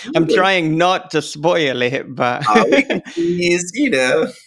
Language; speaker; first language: English; native; English